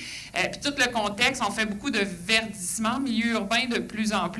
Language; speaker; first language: French; native; French